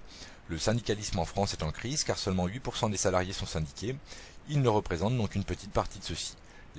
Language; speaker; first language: French; native; French